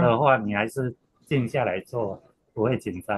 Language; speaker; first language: Chinese; native; Chinese